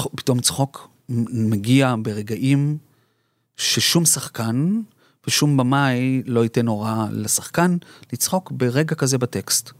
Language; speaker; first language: Hebrew; early bilingual, other home language; Spanish